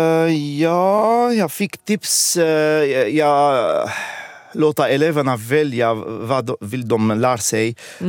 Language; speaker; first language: Swedish; non-native, fluent; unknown